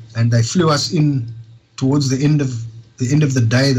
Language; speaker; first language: English; native; English